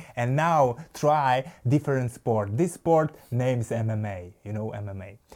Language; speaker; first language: English; non-native, learner; Slovak